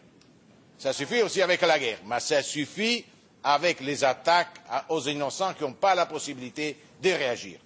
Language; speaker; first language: French; non-native, fluent; Italian